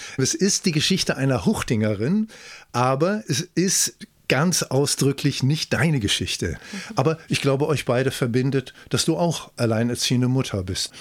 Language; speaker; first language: German; native; German